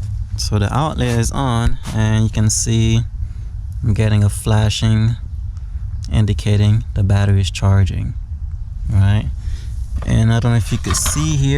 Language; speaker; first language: English; native; English